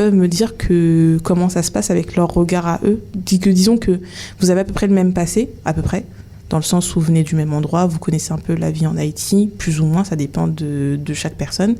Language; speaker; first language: French; native; French